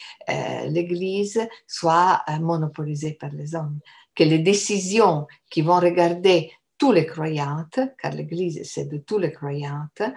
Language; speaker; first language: French; non-native, fluent; Italian